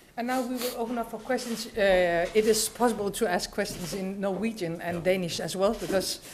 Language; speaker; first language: English; non-native, fluent; Danish